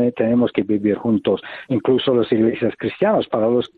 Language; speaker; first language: Spanish; non-native, fluent; English